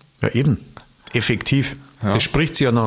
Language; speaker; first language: German; native; German